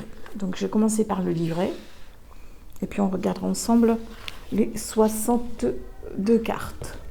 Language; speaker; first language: French; native; French